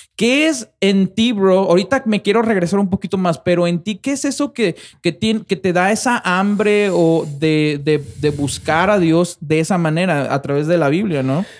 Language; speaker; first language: Spanish; native; Spanish